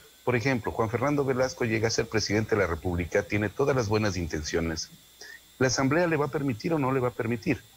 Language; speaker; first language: Spanish; native; Spanish